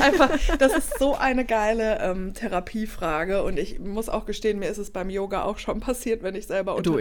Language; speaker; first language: German; native; German